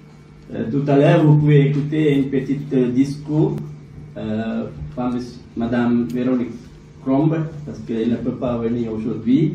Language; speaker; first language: French; non-native, learner; Sinhala